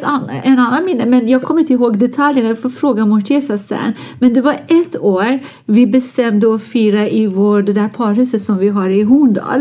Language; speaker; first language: Swedish; non-native, fluent; Persian